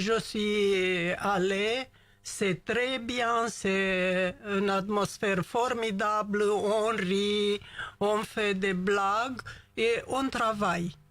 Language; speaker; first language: French; non-native, learner; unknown